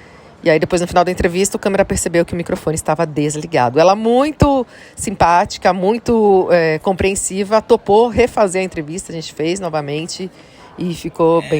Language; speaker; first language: Portuguese; native; Portuguese